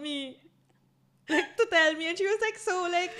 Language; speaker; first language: English; non-native, local second language; Filipino